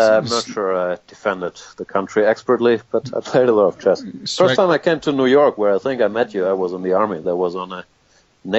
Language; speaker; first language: English; non-native, fluent; German